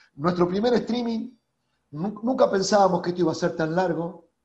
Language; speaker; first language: Spanish; native; Spanish